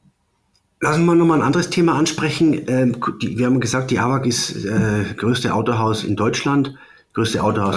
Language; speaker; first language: German; native; German